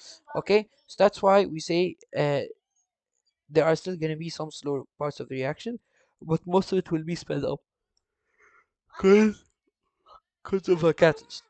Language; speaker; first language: English; non-native, fluent; Arabic